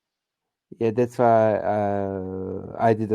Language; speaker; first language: English; non-native, learner; Turkish